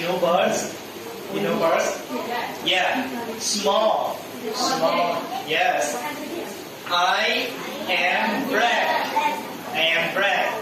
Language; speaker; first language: English; non-native, learner; Thai